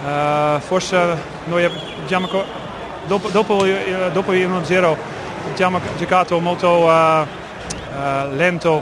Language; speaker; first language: Italian; non-native, learner; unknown